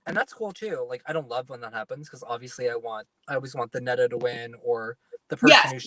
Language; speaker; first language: English; native; English